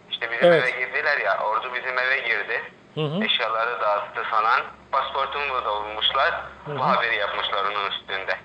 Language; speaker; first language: Turkish; early bilingual, heritage; Turkish